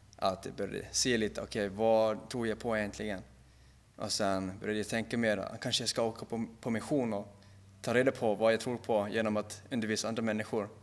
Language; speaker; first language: Swedish; non-native, local second language; Finnish